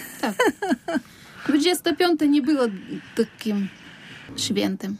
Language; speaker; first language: Polish; non-native, learner; Russian